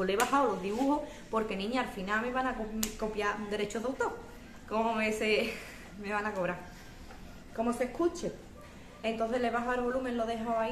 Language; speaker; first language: Spanish; native; Spanish